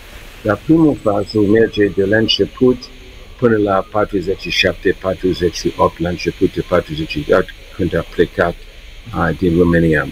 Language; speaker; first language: Romanian; early bilingual, heritage; English